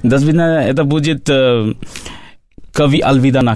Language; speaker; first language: Russian; non-native, learner; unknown